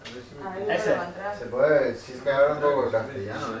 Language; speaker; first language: Spanish; non-native, learner; German